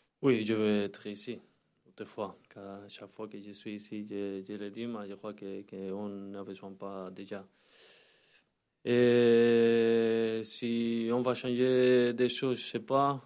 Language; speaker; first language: French; non-native, learner; Spanish